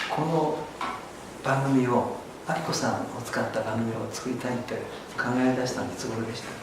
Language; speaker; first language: Japanese; native; Japanese